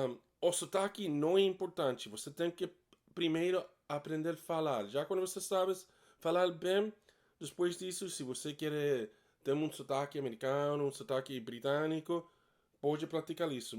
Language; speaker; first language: Portuguese; non-native, learner; English